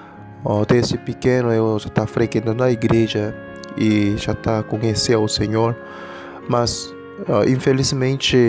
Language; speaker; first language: Portuguese; non-native, learner; Korean